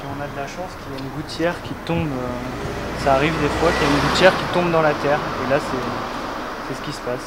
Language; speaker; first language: French; native; French